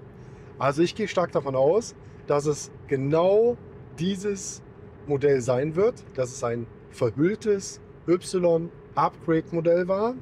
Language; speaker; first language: German; native; German